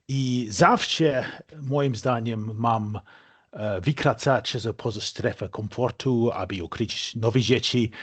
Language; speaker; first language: Polish; non-native, fluent; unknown